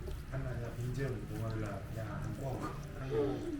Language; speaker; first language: Vietnamese; non-native, learner; Korean